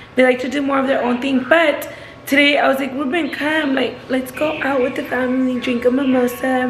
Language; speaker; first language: English; early bilingual, other home language; Spanish